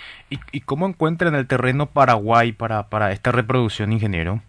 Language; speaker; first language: Spanish; native; Spanish